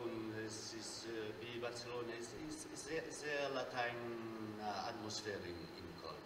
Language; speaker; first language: German; non-native, fluent; Spanish